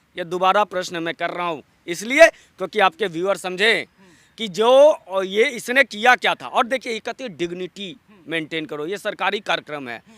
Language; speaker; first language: Hindi; non-native, local second language; Bangla